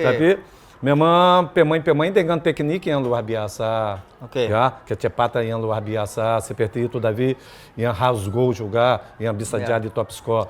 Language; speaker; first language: Indonesian; non-native, fluent; Portuguese